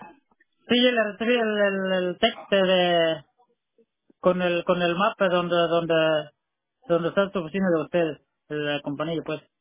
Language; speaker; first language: Spanish; non-native, local second language; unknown